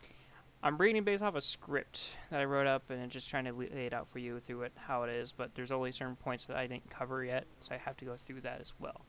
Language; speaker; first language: English; native; English